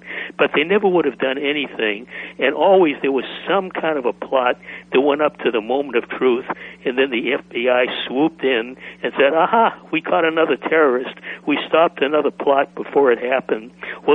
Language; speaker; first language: English; native; English